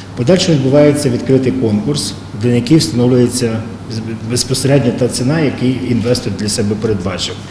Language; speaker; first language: Ukrainian; native; Ukrainian